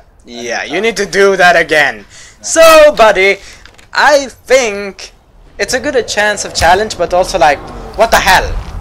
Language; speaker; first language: English; non-native, fluent; Swedish